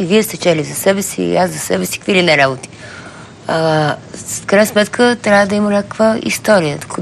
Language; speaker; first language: Bulgarian; native; Bulgarian